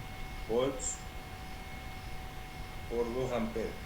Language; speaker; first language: Spanish; native; Spanish